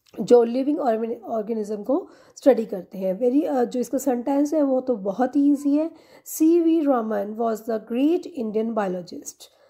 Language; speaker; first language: Hindi; non-native, local second language; Punjabi